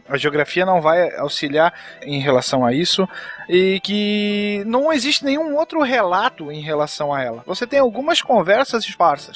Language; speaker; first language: Portuguese; native; Portuguese